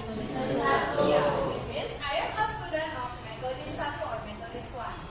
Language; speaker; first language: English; non-native, fluent; Indonesian